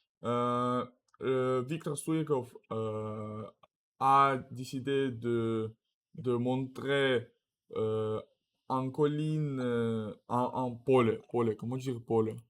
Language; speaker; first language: French; non-native, learner; Russian